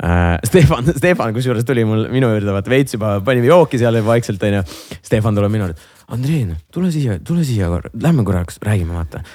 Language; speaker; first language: Estonian; non-native, local second language; Russian